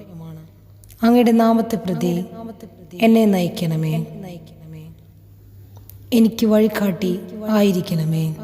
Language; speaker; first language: Malayalam; native; Malayalam